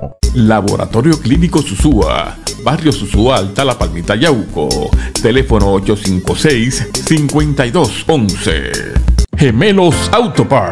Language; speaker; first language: Spanish; native; Spanish